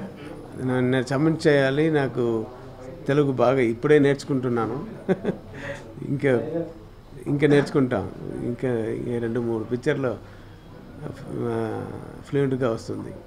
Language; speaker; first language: Telugu; non-native, learner; Tamil